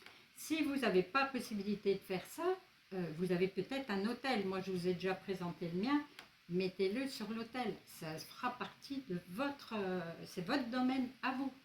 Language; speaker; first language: French; native; French